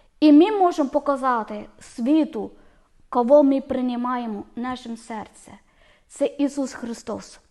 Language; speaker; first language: Ukrainian; non-native, learner; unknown